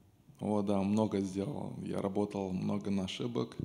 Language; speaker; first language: Russian; non-native, local second language; Romanian